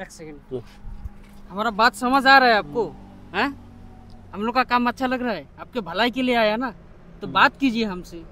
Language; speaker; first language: Hindi; non-native, local second language; Bangla